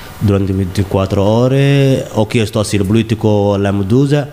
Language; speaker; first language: Italian; non-native, learner; Somali